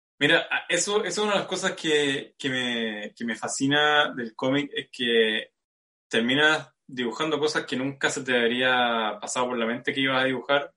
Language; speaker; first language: Spanish; native; Spanish